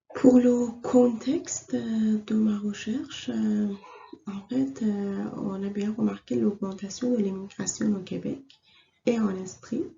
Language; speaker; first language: French; non-native, fluent; Persian